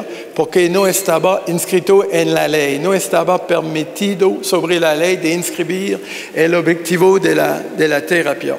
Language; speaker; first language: Spanish; non-native, learner; French